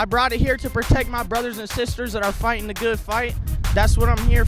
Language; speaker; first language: English; native; English